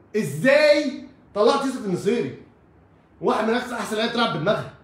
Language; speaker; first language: Arabic; native; Arabic